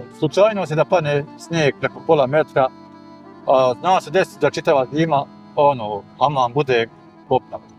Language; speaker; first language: Bosnian; native; Bosnian